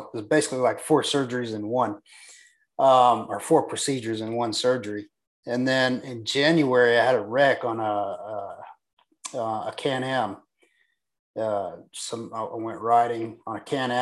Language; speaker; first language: English; native; English